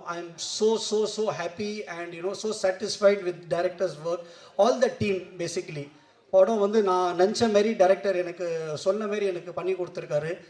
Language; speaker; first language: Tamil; non-native, local second language; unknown